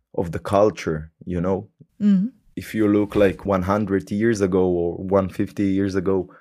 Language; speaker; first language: English; non-native, fluent; Hebrew